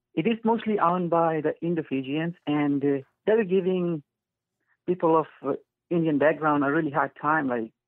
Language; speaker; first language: English; non-native, fluent; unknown